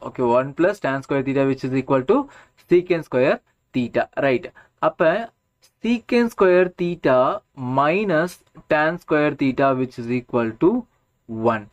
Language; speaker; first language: English; non-native, local second language; Tamil